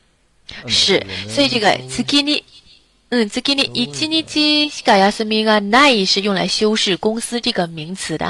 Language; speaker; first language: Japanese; non-native, fluent; Chinese